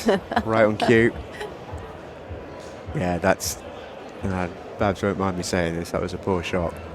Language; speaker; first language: English; native; English